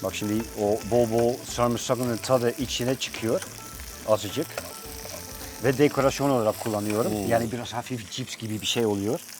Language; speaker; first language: Turkish; non-native, fluent; Dutch